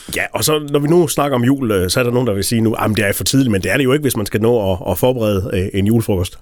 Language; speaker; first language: Danish; native; Danish